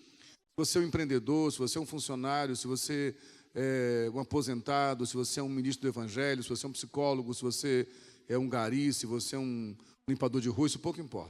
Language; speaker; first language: Portuguese; native; Portuguese